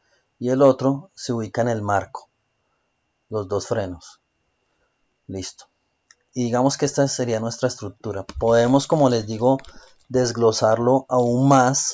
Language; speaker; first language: Spanish; native; Spanish